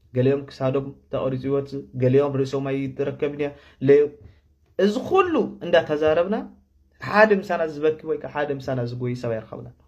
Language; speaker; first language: Tigrinya; non-native, local second language; Afar